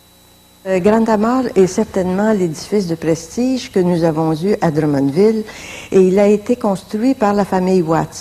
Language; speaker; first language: French; native; French